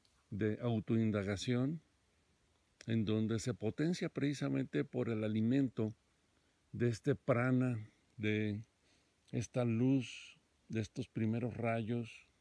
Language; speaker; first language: Spanish; native; Spanish